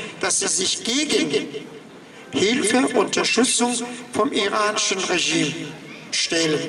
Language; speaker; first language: German; non-native, fluent; Persian